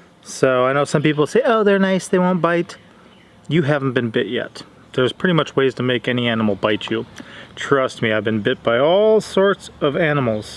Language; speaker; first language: English; native; English